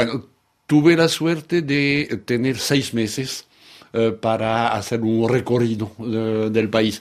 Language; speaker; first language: Spanish; non-native, fluent; French